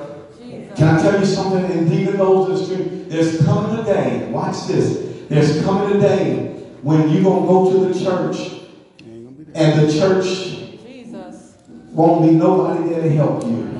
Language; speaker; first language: English; native; English